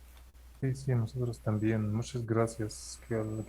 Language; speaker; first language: Spanish; non-native, fluent; Arabic